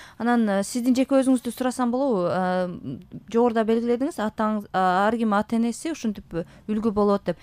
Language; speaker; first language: Kyrgyz; native; Kyrgyz